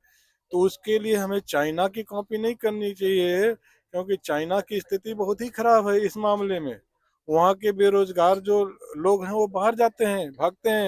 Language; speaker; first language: Hindi; native; Hindi